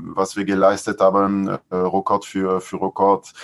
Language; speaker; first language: German; non-native, fluent; French